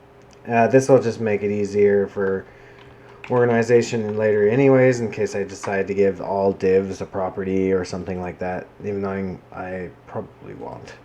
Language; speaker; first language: English; native; English